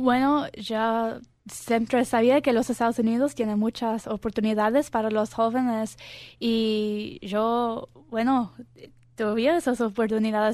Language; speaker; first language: Spanish; early bilingual, heritage; Spanish